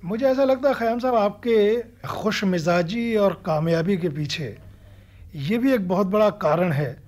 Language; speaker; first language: Hindi; native; Hindi